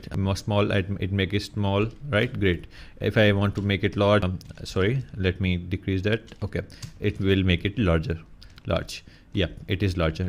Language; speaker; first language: English; non-native, local second language; Urdu